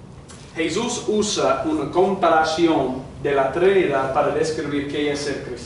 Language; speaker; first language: Spanish; non-native, fluent; English